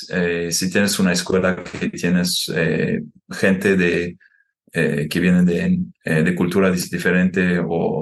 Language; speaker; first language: Spanish; non-native, fluent; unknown